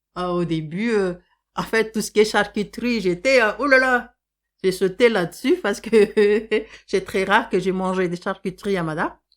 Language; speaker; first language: French; non-native, local second language; Malagasy